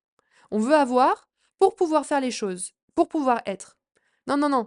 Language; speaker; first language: French; native; French